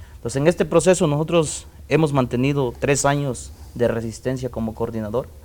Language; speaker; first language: Spanish; non-native, local second language; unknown